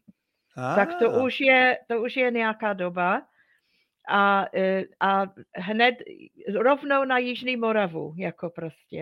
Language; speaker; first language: Czech; non-native, fluent; English